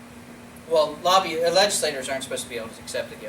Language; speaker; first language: English; native; English